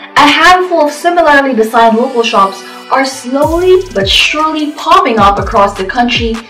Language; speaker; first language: English; non-native, local second language; Filipino